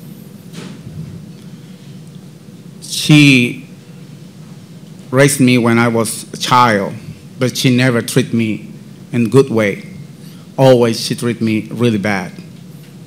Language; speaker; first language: English; non-native, learner; Spanish